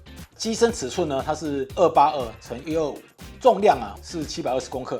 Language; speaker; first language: Chinese; native; Chinese